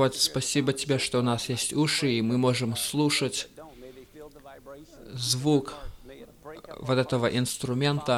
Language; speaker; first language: Russian; early bilingual, heritage; Russian